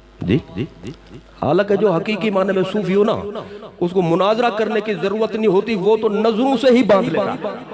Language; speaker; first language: Urdu; non-native, local second language; Saraiki